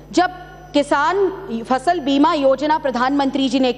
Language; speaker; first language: Hindi; non-native, local second language; Marathi